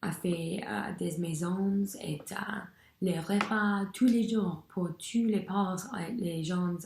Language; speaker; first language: French; non-native, learner; English